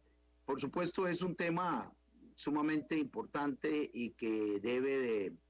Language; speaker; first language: Spanish; native; Spanish